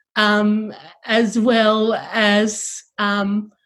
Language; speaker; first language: English; early bilingual, other home language; Tongan